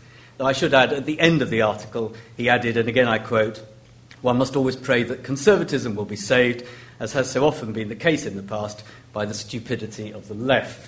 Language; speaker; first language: English; native; English